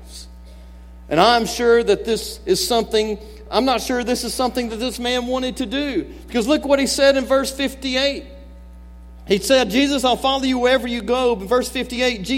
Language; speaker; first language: English; native; English